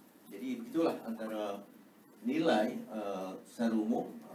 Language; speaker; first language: Malay; native; Malay